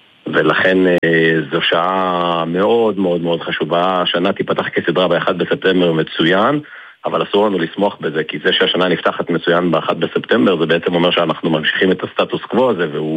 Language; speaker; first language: Hebrew; native; Hebrew